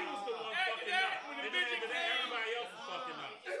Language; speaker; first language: English; native; English